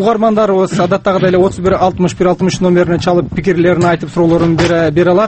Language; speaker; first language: Kyrgyz; native; Kyrgyz